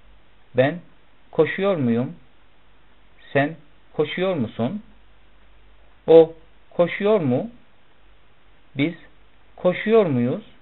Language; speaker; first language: Turkish; non-native, fluent; Persian